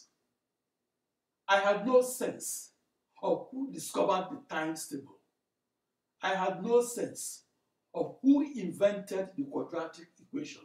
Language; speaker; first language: English; non-native, local second language; Igbo